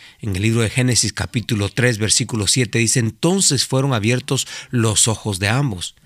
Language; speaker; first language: Spanish; native; Spanish